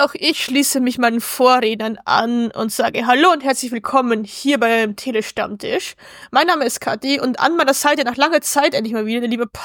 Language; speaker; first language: German; native; German